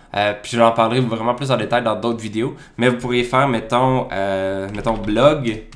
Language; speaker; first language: French; native; French